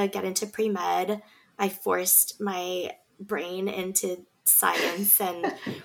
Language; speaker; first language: English; native; English